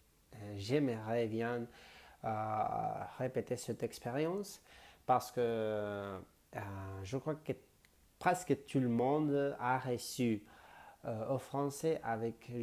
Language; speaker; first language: French; non-native, learner; Spanish